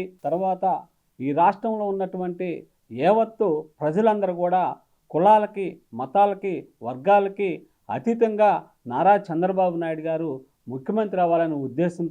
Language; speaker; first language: Telugu; native; Telugu